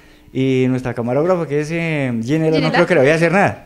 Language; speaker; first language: Spanish; native; Spanish